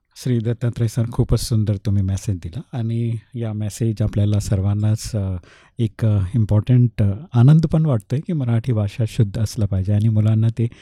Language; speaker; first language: Marathi; non-native, local second language; Hindi